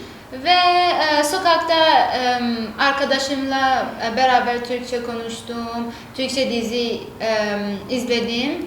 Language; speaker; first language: Turkish; non-native, learner; Persian